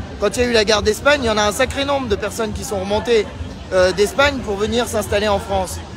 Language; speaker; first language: French; native; French